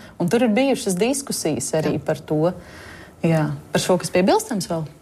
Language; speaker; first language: Latvian; native; Latvian